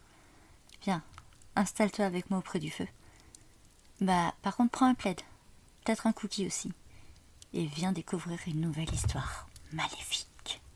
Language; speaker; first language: French; native; French